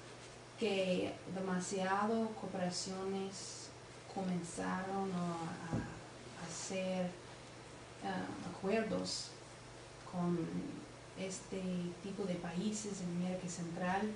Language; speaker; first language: Spanish; non-native, learner; English